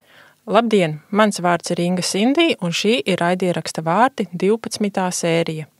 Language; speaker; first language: Latvian; native; Latvian